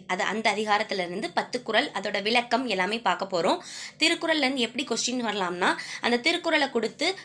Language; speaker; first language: Tamil; native; Tamil